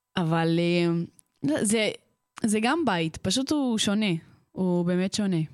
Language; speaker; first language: Hebrew; early bilingual, other home language; Russian